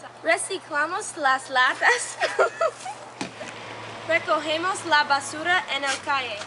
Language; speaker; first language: Spanish; non-native, learner; English